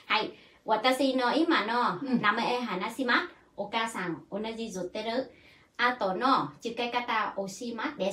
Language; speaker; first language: Japanese; non-native, learner; Vietnamese